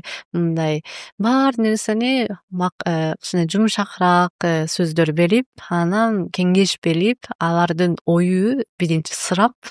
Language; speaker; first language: Kyrgyz; non-native, learner; Japanese